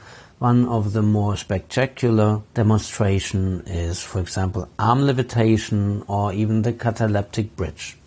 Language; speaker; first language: English; non-native, fluent; German